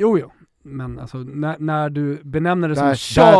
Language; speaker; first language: Swedish; native; Swedish